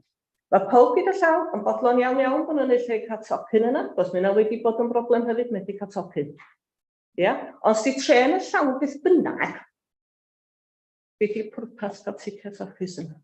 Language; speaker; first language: Welsh; native; Welsh